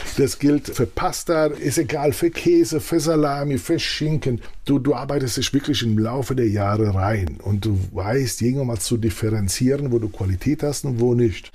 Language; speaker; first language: German; early bilingual, other home language; Italian